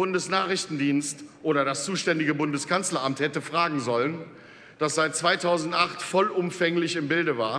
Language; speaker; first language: German; native; German